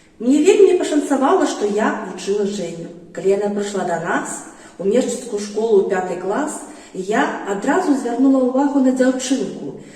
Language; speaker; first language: Belarusian; native; Belarusian